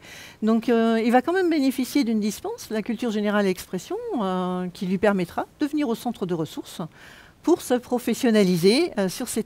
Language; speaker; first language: French; native; French